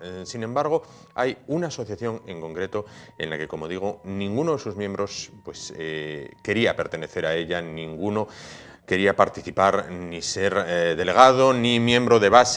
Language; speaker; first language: Spanish; native; Spanish